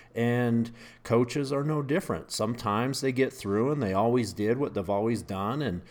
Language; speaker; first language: English; native; English